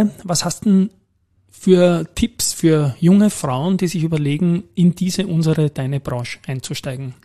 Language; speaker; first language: German; native; German